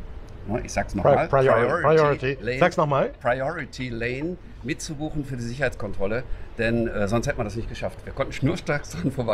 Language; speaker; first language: German; native; German